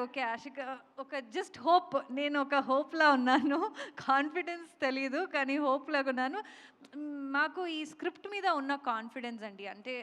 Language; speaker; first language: Telugu; non-native, local second language; Kannada